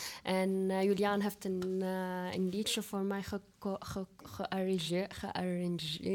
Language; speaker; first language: Dutch; non-native, fluent; Arabic